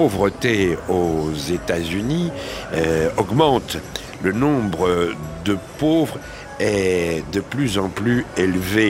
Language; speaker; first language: French; native; French